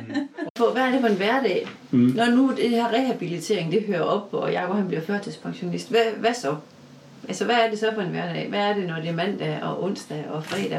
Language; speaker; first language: Danish; native; Danish